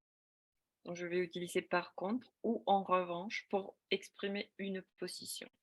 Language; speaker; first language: French; non-native, fluent; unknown